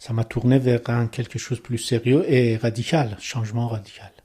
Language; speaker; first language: French; non-native, learner; Persian